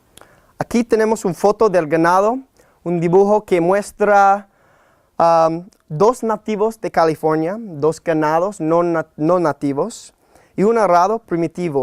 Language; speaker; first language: Spanish; non-native, learner; English